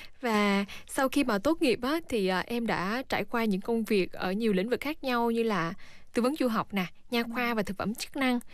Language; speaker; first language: Vietnamese; native; Vietnamese